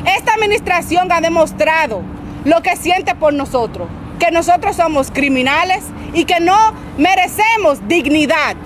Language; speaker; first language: Spanish; early bilingual, other home language; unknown